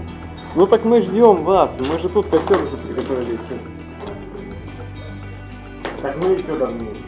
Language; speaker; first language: Russian; native; Russian